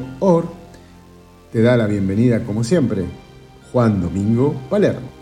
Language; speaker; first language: Spanish; native; Spanish